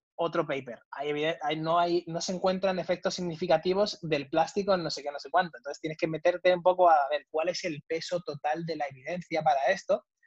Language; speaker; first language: Spanish; native; Spanish